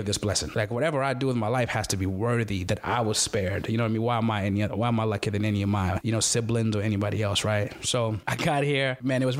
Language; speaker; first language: English; non-native, local second language; Ganda